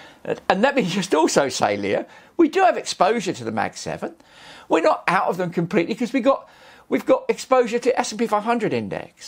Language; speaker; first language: English; native; English